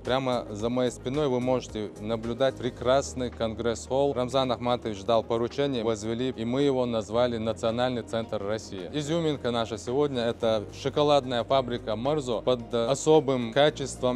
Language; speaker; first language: Russian; non-native, local second language; Chechen